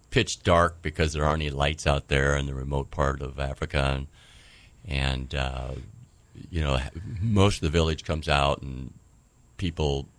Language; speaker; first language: English; native; English